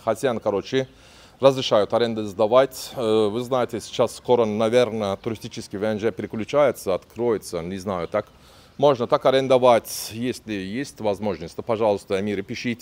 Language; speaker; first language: Russian; non-native, learner; Turkish